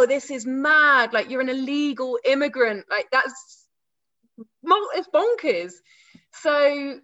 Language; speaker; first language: English; native; English